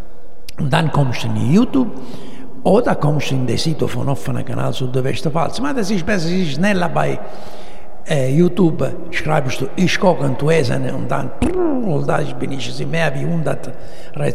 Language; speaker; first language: German; non-native, learner; Italian